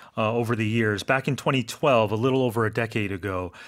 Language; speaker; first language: English; native; English